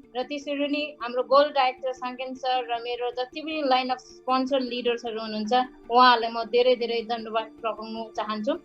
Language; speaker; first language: Nepali; non-native, local second language; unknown